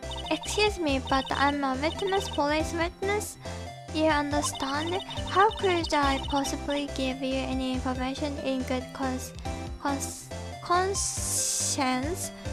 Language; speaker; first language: English; non-native, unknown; Japanese